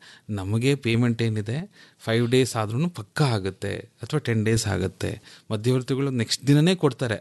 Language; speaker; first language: Kannada; native; Kannada